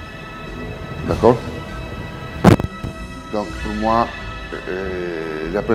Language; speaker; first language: French; non-native, learner; Italian